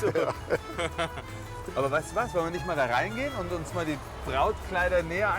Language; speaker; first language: German; early bilingual, other home language; Turkish